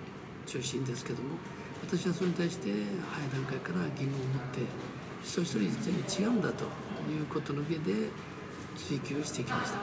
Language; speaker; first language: Japanese; early bilingual, other home language; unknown